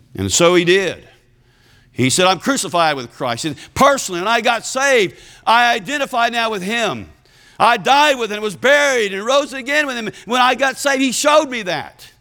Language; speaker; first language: English; native; English